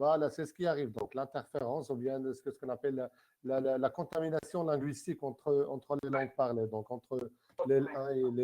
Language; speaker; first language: French; non-native, local second language; Arabic